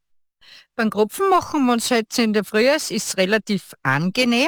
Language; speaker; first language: German; native; German